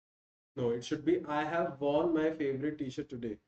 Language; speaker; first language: English; non-native, local second language; Hindi